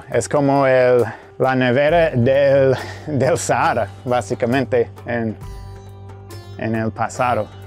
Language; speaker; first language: Spanish; non-native, fluent; English